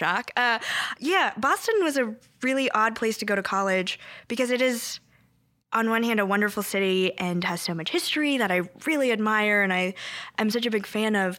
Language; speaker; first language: English; early bilingual, other home language; Korean